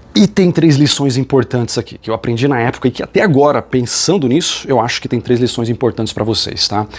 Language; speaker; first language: Portuguese; native; Portuguese